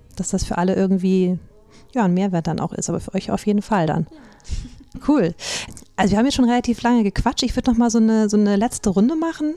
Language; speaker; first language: German; native; German